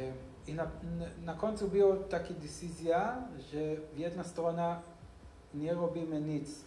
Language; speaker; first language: Polish; non-native, learner; Hebrew